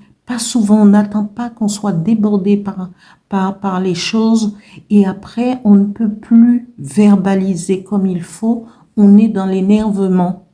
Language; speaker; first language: French; native; French